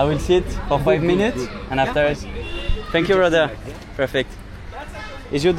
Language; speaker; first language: English; non-native, learner; French